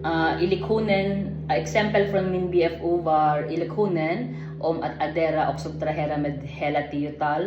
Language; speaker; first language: Swedish; non-native, learner; Filipino